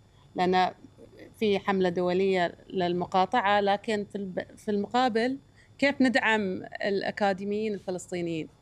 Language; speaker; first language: Arabic; native; Arabic